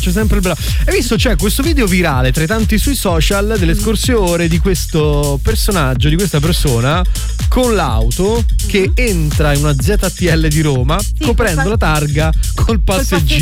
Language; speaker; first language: Italian; native; Italian